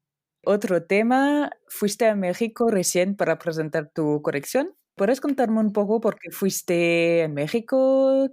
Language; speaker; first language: Spanish; non-native, fluent; French